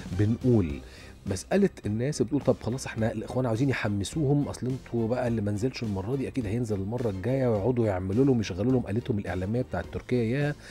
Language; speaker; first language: Arabic; native; Arabic